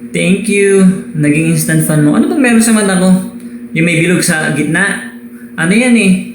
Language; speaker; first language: Filipino; non-native, local second language; Waray